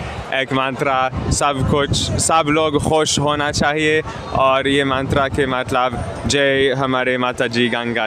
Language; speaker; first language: Hindi; non-native, learner; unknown